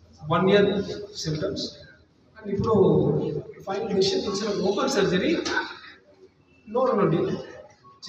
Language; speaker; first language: Telugu; non-native, learner; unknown